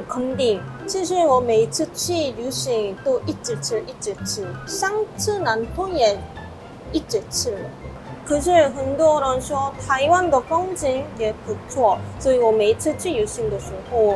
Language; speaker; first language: Chinese; non-native, fluent; Korean